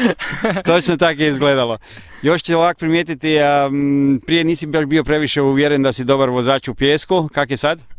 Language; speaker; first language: Croatian; native; Croatian